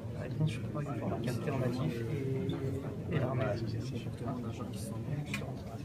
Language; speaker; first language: French; native; French